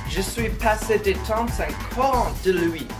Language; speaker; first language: French; non-native, learner; English